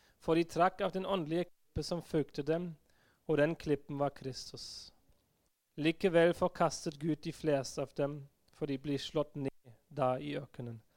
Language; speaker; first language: Norwegian; non-native, fluent; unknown